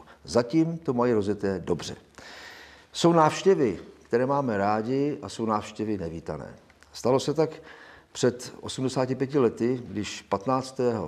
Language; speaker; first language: Czech; native; Czech